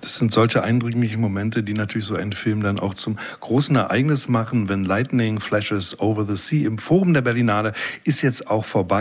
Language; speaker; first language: German; native; German